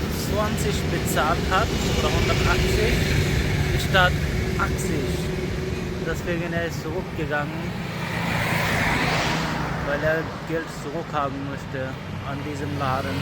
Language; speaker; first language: German; non-native, learner; Bangla